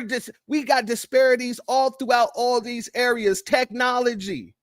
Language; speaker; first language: English; native; English